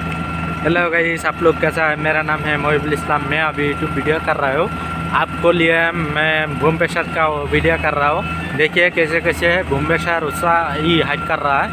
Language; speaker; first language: Hindi; non-native, local second language; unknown